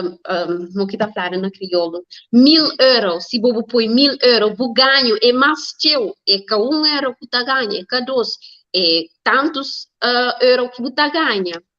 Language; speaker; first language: Portuguese; non-native, learner; Kabuverdianu